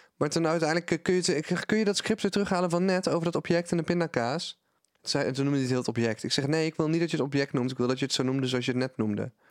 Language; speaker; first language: Dutch; native; Dutch